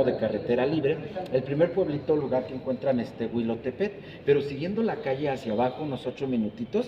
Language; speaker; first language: Spanish; native; Spanish